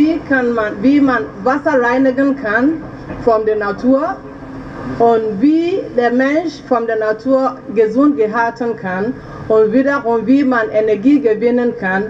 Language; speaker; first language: German; non-native, fluent; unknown